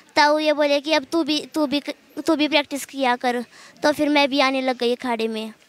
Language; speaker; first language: Hindi; native; Hindi